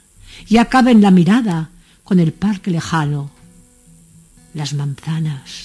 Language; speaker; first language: Spanish; native; Spanish